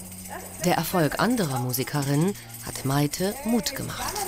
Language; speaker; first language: German; native; German